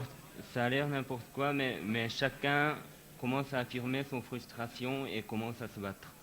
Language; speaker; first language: French; non-native, fluent; Japanese